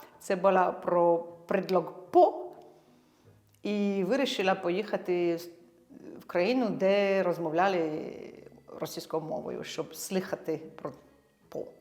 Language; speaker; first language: Ukrainian; non-native, fluent; French